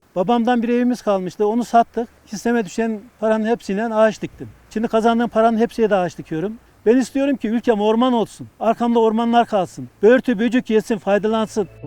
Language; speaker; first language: Turkish; native; Turkish